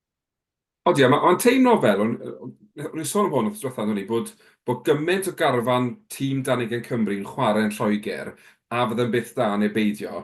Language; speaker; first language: Welsh; native; Welsh